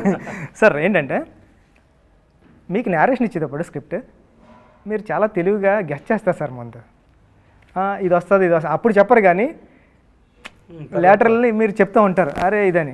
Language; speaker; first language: Telugu; native; Telugu